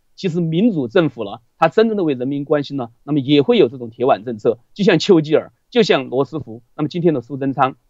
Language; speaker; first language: Chinese; native; Chinese